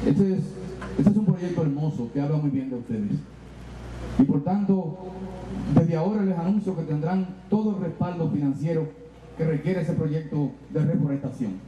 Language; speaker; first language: Spanish; native; Spanish